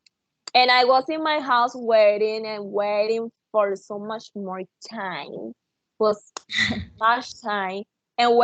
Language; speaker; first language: English; non-native, fluent; Spanish